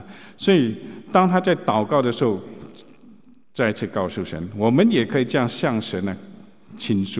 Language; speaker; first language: Chinese; native; Chinese